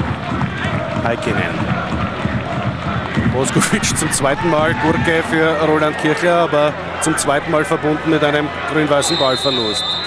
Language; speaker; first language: German; native; German